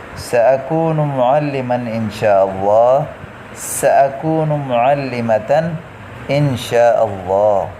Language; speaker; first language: Arabic; non-native, fluent; Urdu